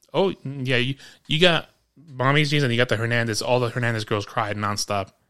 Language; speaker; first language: English; early bilingual, other home language; Spanish